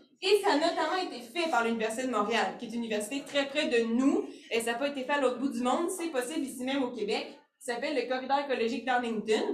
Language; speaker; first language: French; native; French